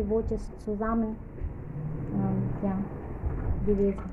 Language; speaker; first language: German; non-native, fluent; Russian